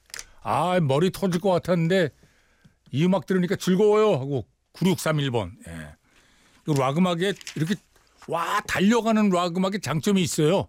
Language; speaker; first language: Korean; native; Korean